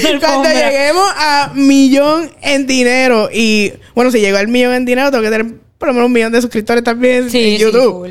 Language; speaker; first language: Spanish; native; Spanish